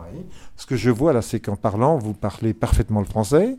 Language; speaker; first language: French; native; French